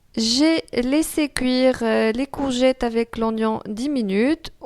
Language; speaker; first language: French; non-native, local second language; Arabic